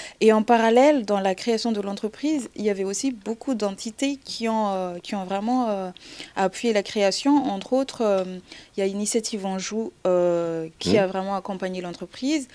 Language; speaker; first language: French; non-native, local second language; Malagasy